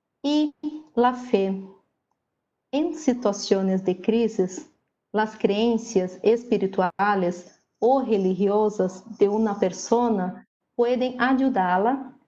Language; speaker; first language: Spanish; non-native, learner; Portuguese